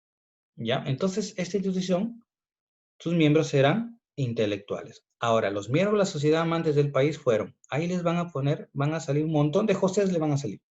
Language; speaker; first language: Spanish; native; Spanish